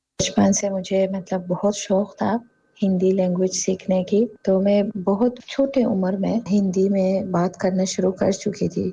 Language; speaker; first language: Urdu; non-native, fluent; Tajik